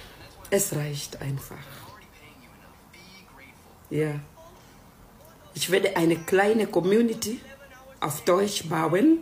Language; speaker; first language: German; non-native, learner; Swahili